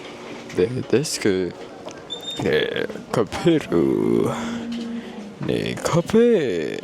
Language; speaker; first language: Korean; non-native, learner; Filipino